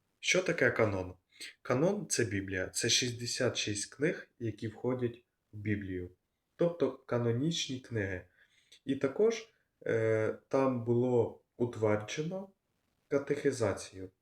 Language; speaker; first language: Ukrainian; non-native, local second language; Russian